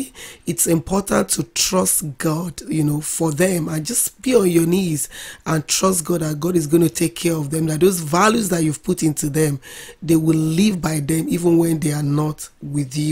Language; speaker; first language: English; non-native, local second language; Yoruba